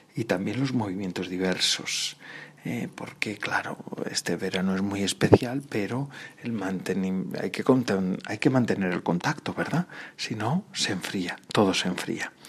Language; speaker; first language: Spanish; native; Spanish